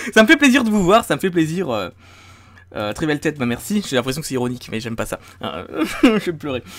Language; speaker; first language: French; native; French